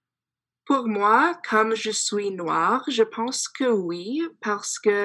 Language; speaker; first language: French; non-native, fluent; English